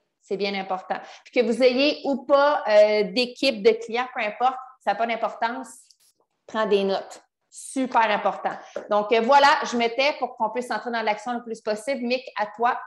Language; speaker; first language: French; native; French